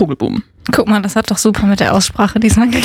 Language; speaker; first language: German; native; German